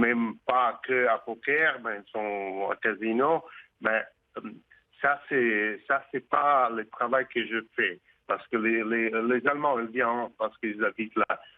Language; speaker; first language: French; non-native, fluent; Russian